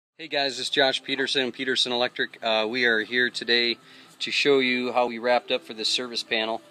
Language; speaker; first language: English; native; English